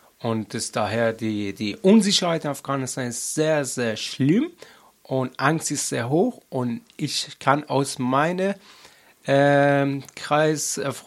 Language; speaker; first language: German; non-native, learner; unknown